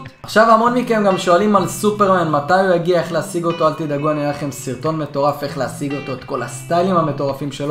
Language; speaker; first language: Hebrew; native; Hebrew